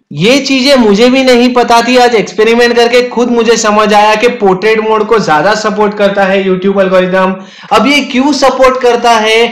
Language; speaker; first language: Hindi; native; Hindi